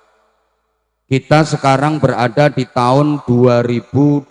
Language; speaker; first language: Indonesian; non-native, local second language; Javanese